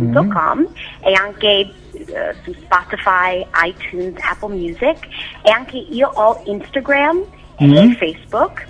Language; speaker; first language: Italian; non-native, learner; English